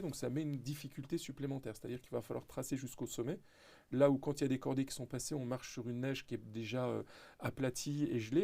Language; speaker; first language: French; native; French